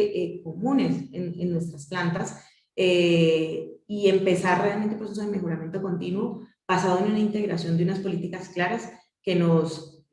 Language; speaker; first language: Spanish; native; Spanish